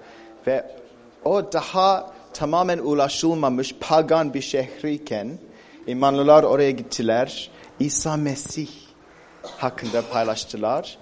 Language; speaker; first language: Turkish; non-native, fluent; English